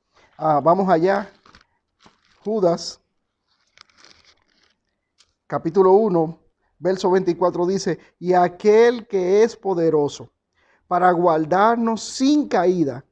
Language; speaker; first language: Spanish; native; Spanish